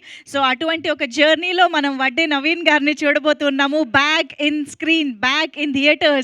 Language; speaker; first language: Telugu; native; Telugu